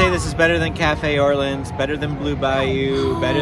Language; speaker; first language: English; native; English